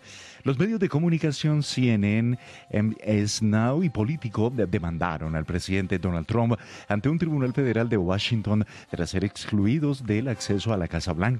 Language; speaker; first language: Spanish; native; Spanish